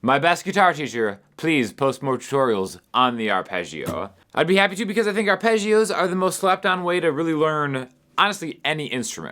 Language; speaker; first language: English; native; English